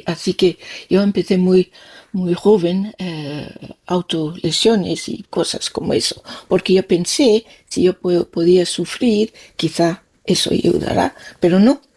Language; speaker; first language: Spanish; non-native, learner; Danish